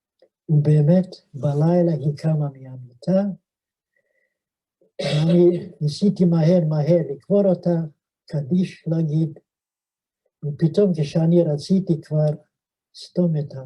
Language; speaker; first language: Hebrew; non-native, fluent; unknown